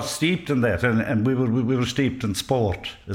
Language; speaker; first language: English; native; English